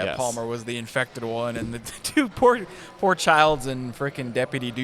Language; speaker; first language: English; native; English